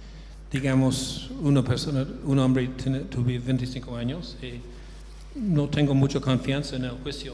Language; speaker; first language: Spanish; non-native, fluent; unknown